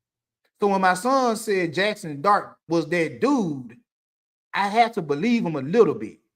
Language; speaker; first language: English; native; English